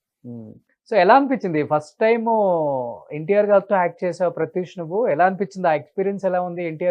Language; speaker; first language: Telugu; native; Telugu